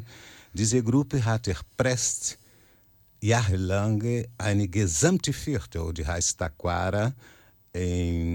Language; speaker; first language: German; non-native, fluent; Portuguese